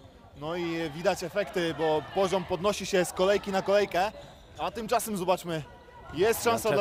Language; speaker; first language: Polish; native; Polish